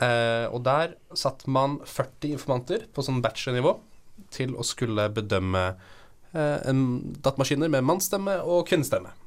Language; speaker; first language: Norwegian; native; Norwegian